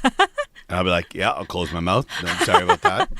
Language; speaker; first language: English; native; English